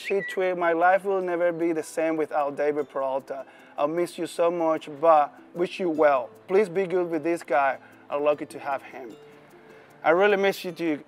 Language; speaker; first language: English; non-native, fluent; Spanish